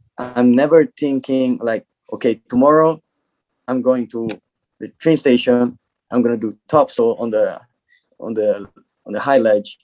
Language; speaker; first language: English; non-native, learner; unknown